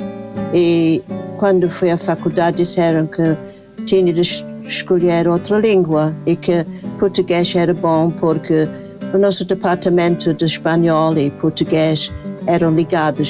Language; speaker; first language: Portuguese; non-native, fluent; English